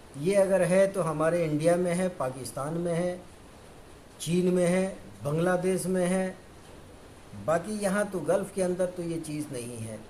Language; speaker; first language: Hindi; native; Hindi